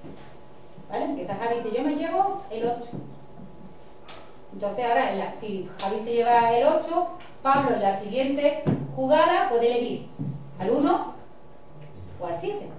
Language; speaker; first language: Spanish; native; Spanish